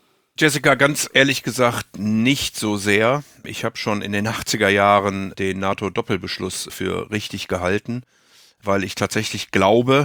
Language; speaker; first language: German; native; German